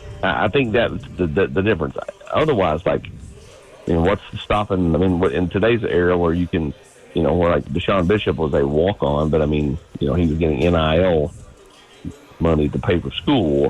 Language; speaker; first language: English; native; English